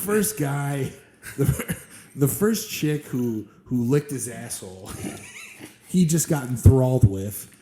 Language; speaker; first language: English; native; English